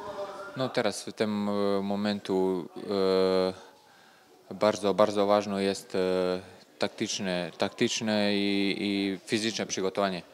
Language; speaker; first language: Polish; non-native, learner; Serbian